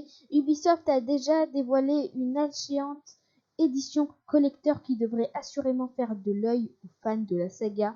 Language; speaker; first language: French; native; French